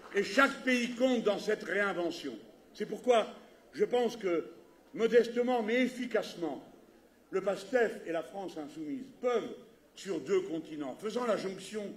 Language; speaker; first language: French; native; French